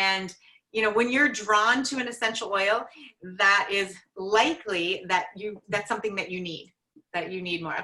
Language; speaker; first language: English; native; English